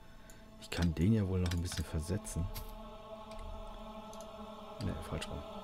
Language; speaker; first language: German; native; German